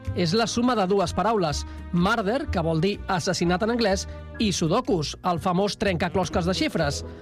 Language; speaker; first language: Catalan; native; Catalan